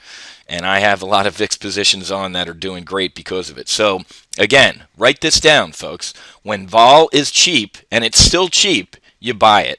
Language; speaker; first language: English; native; English